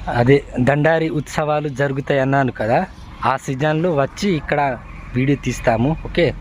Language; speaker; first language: Telugu; native; Telugu